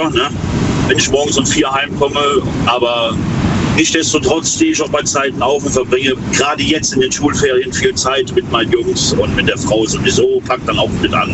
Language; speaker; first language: German; native; German